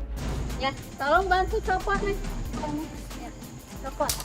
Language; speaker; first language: Indonesian; native; Indonesian